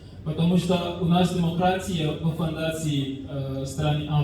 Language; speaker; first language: Russian; non-native, fluent; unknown